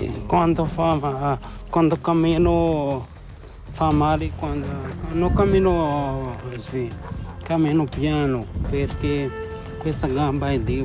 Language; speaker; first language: Italian; non-native, learner; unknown